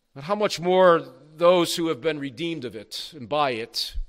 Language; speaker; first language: English; native; English